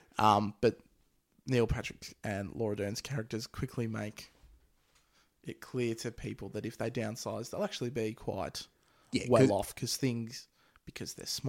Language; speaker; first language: English; native; English